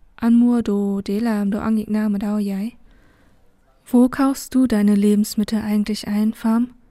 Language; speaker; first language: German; early bilingual, other home language; Vietnamese